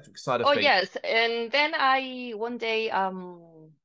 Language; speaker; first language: English; non-native, fluent; Spanish